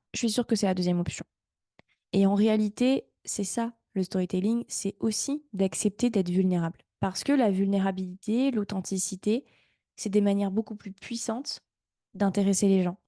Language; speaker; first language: French; native; French